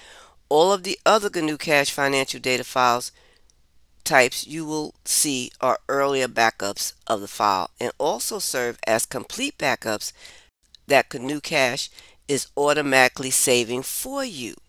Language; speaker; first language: English; native; English